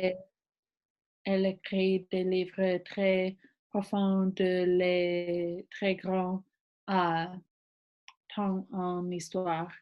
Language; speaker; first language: French; non-native, learner; English